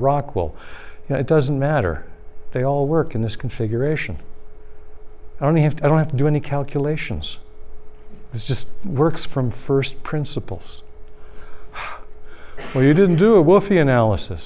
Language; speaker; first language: English; native; English